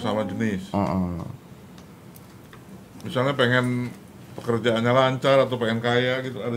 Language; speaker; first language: Indonesian; native; Indonesian